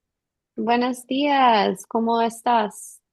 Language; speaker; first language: Spanish; non-native, learner; English